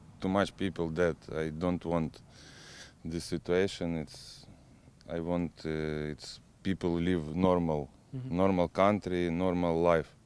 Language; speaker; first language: English; non-native, learner; Ukrainian